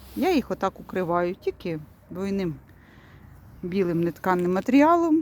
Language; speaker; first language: Ukrainian; native; Ukrainian